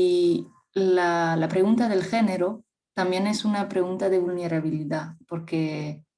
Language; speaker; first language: Spanish; non-native, fluent; French